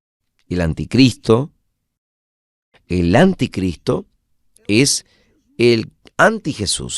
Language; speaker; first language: Spanish; non-native, fluent; Portuguese